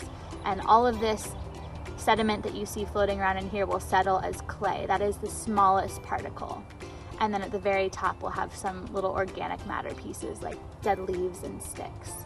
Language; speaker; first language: English; native; English